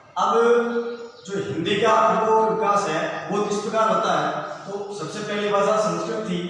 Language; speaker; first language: Hindi; native; Hindi